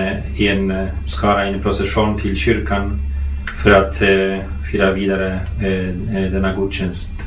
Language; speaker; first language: Swedish; non-native, fluent; Polish